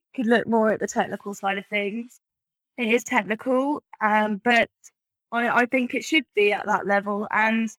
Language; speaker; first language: English; native; English